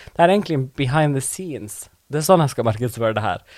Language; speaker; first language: Norwegian; non-native, local second language; Northern Sami